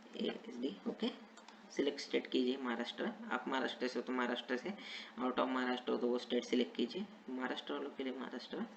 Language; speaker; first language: Hindi; non-native, local second language; Marathi